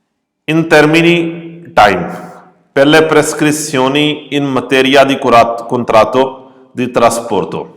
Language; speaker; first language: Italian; non-native, fluent; Urdu